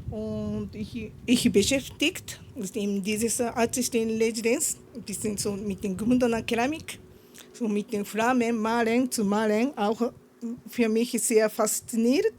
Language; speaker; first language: German; non-native, learner; Japanese